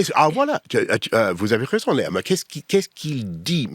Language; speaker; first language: French; non-native, learner; English